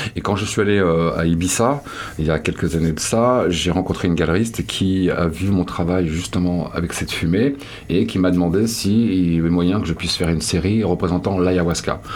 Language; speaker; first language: French; native; French